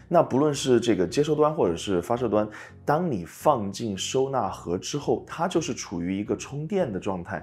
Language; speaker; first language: Chinese; native; Chinese